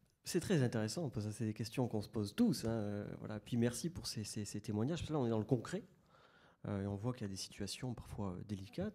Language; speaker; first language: French; native; French